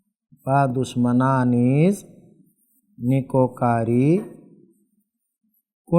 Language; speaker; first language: Persian; non-native, fluent; Urdu